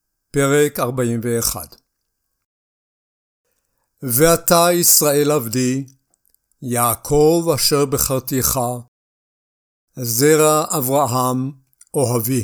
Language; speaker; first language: Hebrew; native; Hebrew